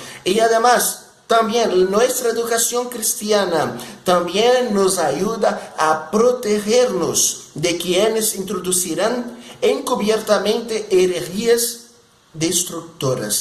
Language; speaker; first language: Spanish; non-native, fluent; Portuguese